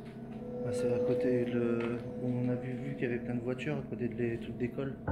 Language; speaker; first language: French; native; French